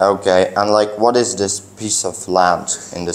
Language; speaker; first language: English; non-native, learner; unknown